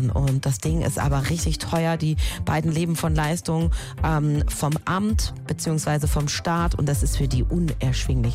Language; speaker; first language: German; native; German